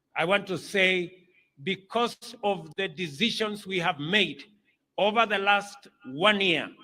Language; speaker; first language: English; non-native, local second language; Kalenjin